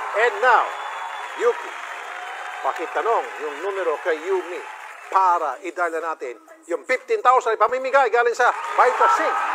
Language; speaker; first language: Filipino; native; Filipino